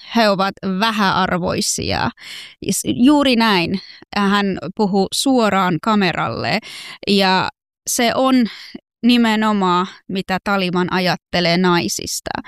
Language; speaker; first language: Finnish; non-native, fluent; Persian